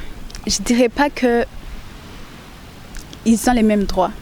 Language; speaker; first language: French; non-native, local second language; Rundi